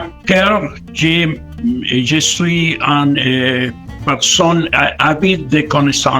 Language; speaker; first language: French; non-native, learner; Spanish